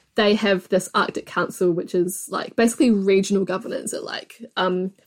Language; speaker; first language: English; native; English